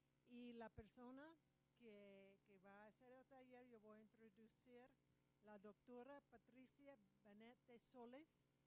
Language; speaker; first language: Spanish; non-native, learner; English